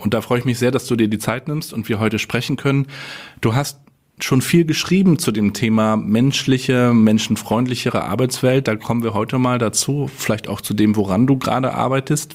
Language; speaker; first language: German; native; German